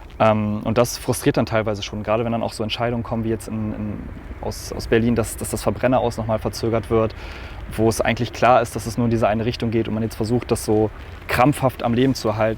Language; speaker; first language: German; native; German